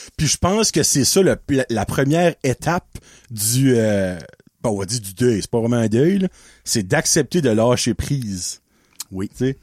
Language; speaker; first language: French; native; French